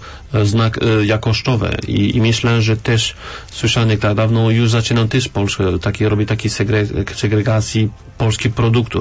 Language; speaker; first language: Polish; non-native, learner; French